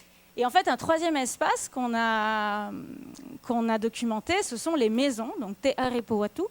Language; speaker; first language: French; native; French